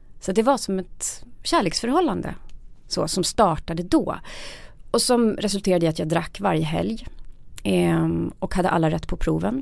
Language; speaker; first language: Swedish; native; Swedish